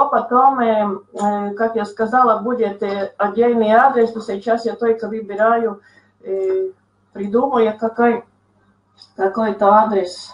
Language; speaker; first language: Russian; non-native, local second language; Latvian